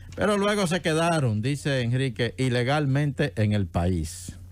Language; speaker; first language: Spanish; native; Spanish